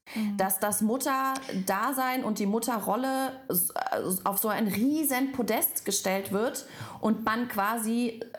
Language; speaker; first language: German; non-native, fluent; Russian